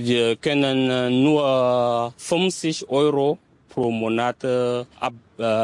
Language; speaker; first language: German; non-native, learner; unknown